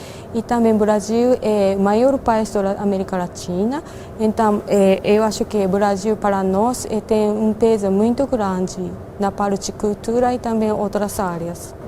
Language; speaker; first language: Portuguese; non-native, fluent; Japanese